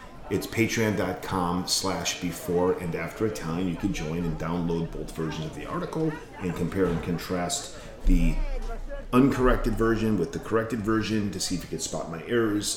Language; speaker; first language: English; native; English